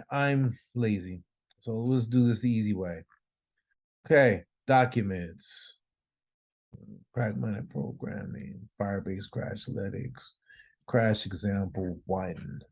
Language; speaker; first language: English; native; English